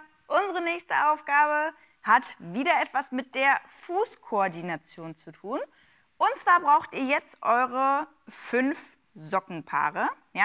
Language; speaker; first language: German; native; German